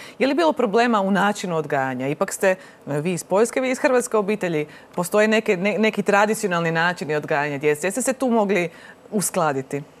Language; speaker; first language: Croatian; native; Croatian